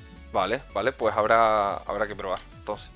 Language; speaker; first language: Spanish; native; Spanish